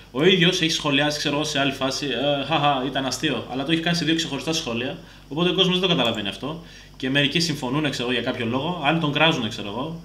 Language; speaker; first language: Greek; early bilingual, other home language; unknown